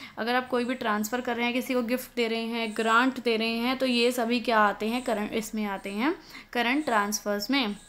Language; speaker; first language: Hindi; native; Hindi